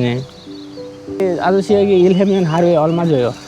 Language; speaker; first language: Korean; non-native, learner; Bangla